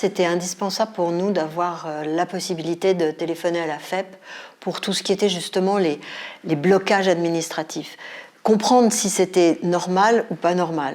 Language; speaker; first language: French; native; French